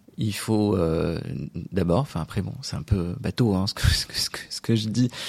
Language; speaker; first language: French; non-native, local second language; Arabic